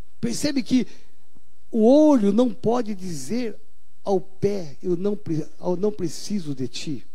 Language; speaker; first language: Portuguese; native; Portuguese